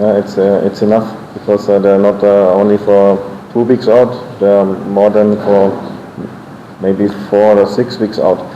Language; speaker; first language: English; non-native, fluent; German